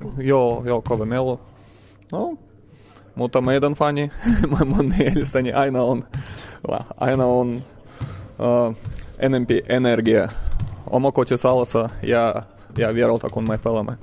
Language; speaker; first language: Finnish; non-native, learner; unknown